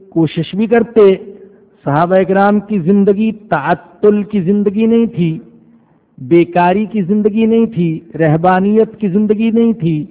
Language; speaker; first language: Urdu; non-native, local second language; Punjabi